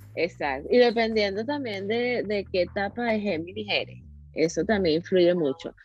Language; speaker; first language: Spanish; native; Spanish